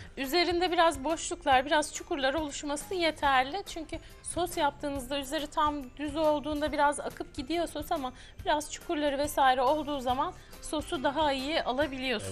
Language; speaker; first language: Turkish; native; Turkish